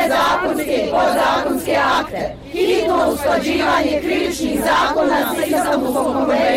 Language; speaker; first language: Croatian; native; Croatian